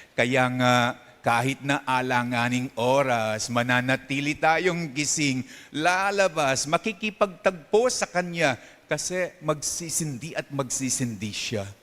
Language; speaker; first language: Filipino; non-native, local second language; Pampanga